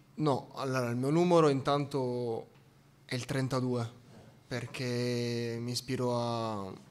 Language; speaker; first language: Italian; native; Italian